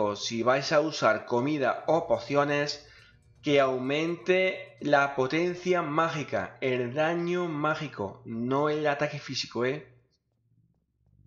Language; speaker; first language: Spanish; native; Spanish